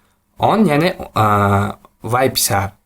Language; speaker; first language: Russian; non-native, local second language; Tajik